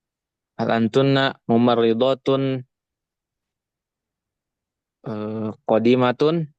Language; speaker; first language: Arabic; non-native, learner; Indonesian